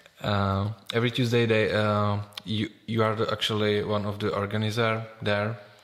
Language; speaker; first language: English; non-native, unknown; Czech